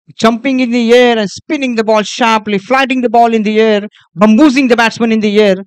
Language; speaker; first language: English; non-native, local second language; Marathi